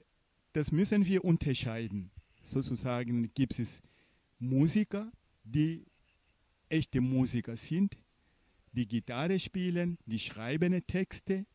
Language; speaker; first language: German; non-native, fluent; Portuguese